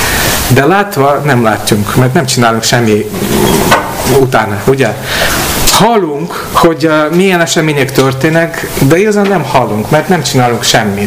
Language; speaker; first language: Hungarian; non-native, fluent; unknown